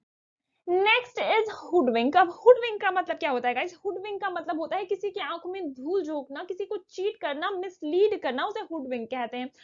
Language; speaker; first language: Hindi; native; Hindi